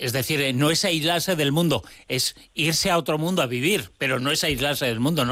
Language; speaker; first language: Spanish; native; Spanish